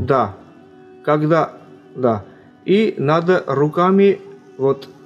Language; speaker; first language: Russian; non-native, local second language; Armenian